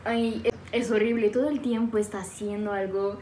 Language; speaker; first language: Spanish; non-native, fluent; French